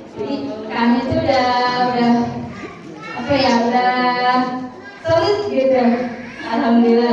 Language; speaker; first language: Indonesian; native; Indonesian